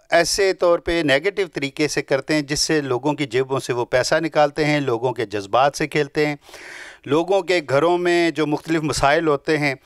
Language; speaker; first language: Urdu; non-native, local second language; Punjabi